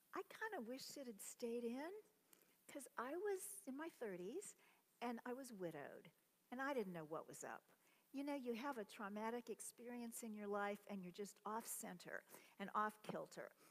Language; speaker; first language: English; native; English